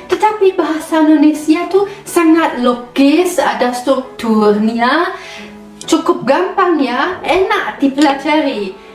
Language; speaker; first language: Indonesian; non-native, fluent; German